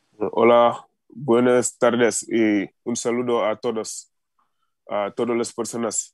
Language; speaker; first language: Spanish; non-native, learner; Wolof